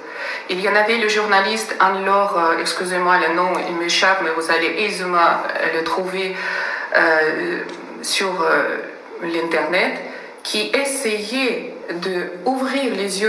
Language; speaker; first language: French; non-native, fluent; Russian